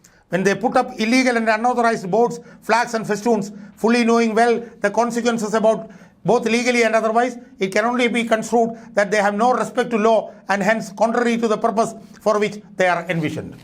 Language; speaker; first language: English; non-native, local second language; Malayalam